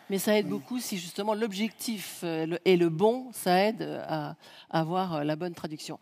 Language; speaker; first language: French; early bilingual, heritage; French